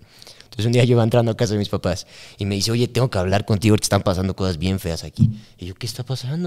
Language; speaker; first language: Spanish; native; Spanish